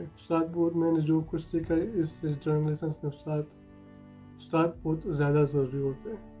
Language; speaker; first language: Hindi; non-native, fluent; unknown